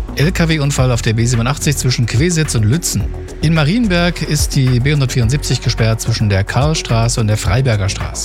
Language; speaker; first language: German; native; German